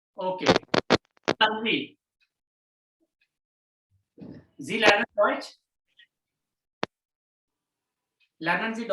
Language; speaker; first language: German; non-native, fluent; Hindi